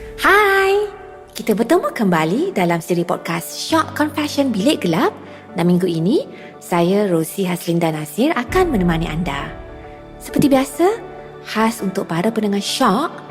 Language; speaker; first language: Malay; native; Malay